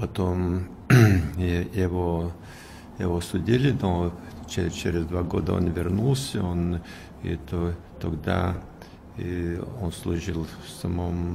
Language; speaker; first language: Russian; non-native, fluent; Lithuanian